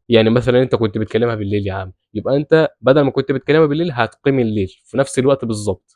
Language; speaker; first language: Arabic; native; Arabic